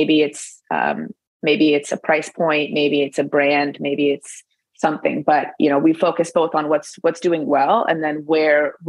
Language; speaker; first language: English; native; English